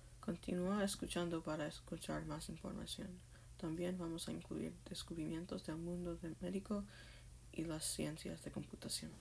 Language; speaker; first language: Spanish; non-native, learner; English